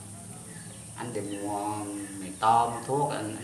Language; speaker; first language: Vietnamese; non-native, local second language; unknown